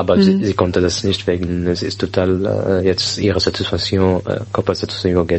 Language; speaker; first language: German; non-native, learner; Arabic